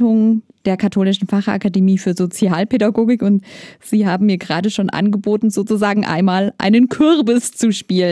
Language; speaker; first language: German; native; German